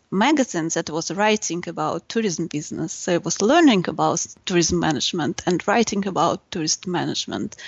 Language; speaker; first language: English; non-native, fluent; Russian